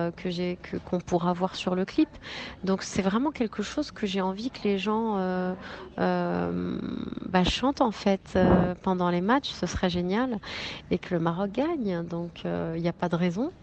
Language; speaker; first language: French; native; French